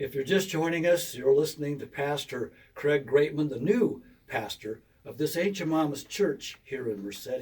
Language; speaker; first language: English; native; English